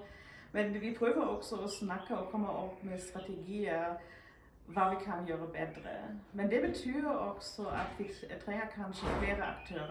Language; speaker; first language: Norwegian; non-native, fluent; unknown